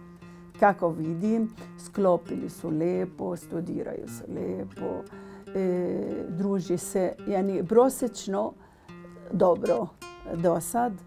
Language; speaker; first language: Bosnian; non-native, learner; Arabic